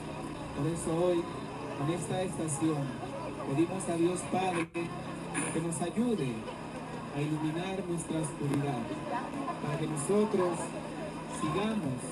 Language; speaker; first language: Spanish; native; Spanish